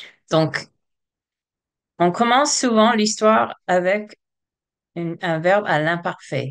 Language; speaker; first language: French; non-native, fluent; English